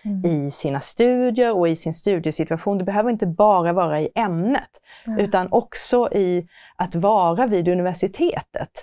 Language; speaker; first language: Swedish; native; Swedish